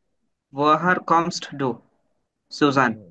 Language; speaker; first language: German; non-native, learner; Bangla